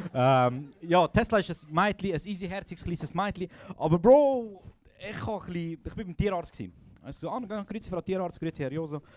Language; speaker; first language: German; early bilingual, other home language; Croatian